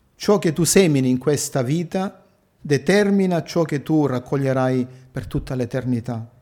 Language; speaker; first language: Italian; early bilingual, heritage; Italian